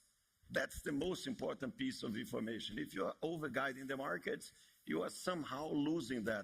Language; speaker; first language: English; non-native, fluent; Portuguese